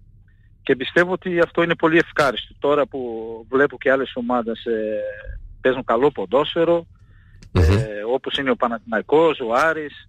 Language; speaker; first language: Greek; non-native, fluent; Portuguese